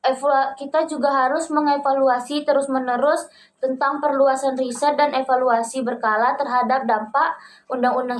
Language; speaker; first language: Indonesian; native; Indonesian